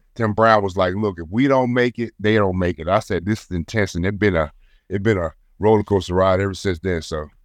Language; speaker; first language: English; native; English